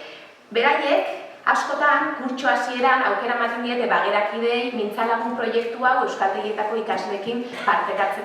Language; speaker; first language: Basque; native; Basque